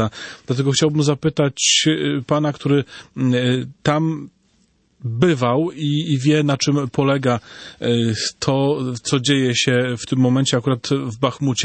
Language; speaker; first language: Polish; native; Polish